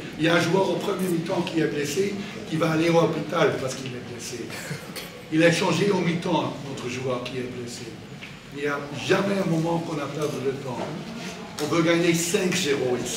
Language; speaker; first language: French; non-native, learner; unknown